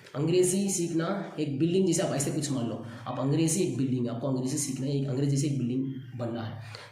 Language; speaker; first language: Hindi; non-native, local second language; Tamil